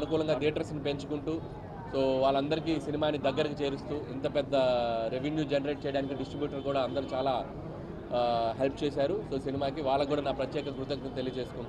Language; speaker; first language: Telugu; native; Telugu